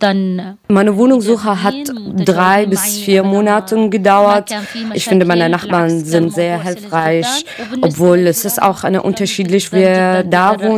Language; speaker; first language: German; non-native, learner; Arabic